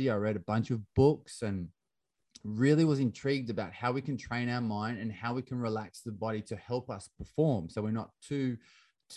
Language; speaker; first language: English; native; English